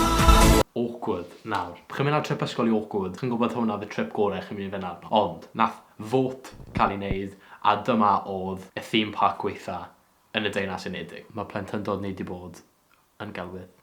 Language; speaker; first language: Welsh; native; Welsh